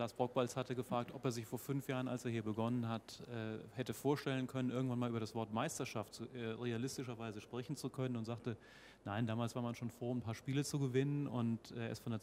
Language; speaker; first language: German; native; German